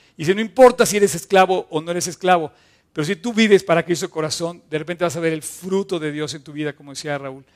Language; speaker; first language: Spanish; native; Spanish